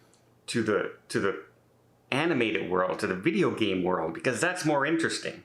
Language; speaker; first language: English; native; English